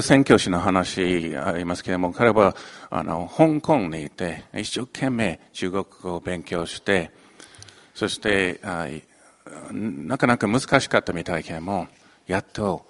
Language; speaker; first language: Japanese; non-native, fluent; English